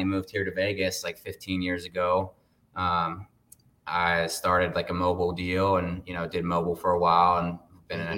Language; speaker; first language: English; native; English